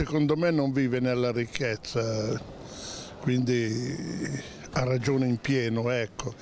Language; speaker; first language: Italian; native; Italian